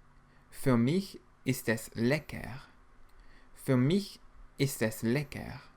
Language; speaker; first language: German; non-native, fluent; English